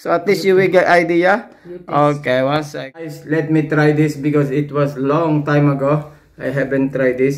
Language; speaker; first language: English; non-native, local second language; Filipino